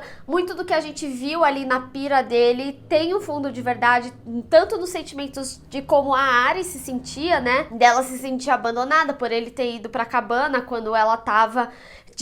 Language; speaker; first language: Portuguese; native; Portuguese